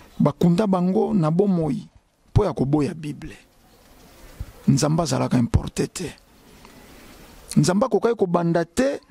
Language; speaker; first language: Lingala; non-native, local second language; Kongo